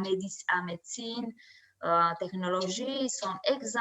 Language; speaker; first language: French; non-native, learner; Romanian